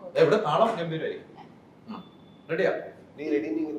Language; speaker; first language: Malayalam; native; Malayalam